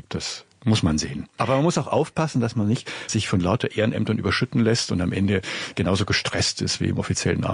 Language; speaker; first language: German; native; German